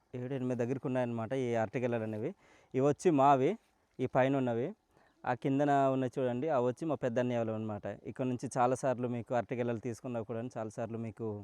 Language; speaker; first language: Telugu; non-native, local second language; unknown